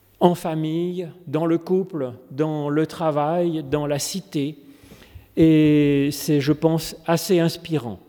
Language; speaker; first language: French; native; French